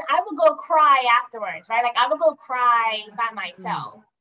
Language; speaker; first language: English; native; English